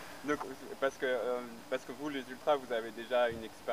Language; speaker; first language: French; native; French